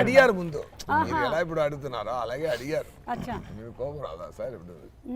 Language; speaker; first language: Telugu; non-native, fluent; Tamil